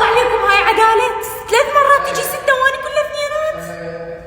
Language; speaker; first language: Arabic; native; Arabic